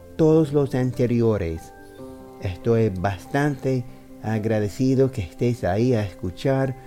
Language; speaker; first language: Spanish; non-native, fluent; English